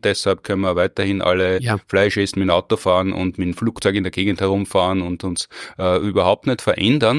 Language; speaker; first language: German; native; German